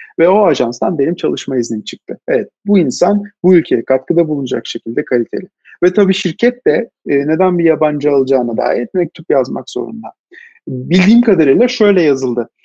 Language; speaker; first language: Turkish; native; Turkish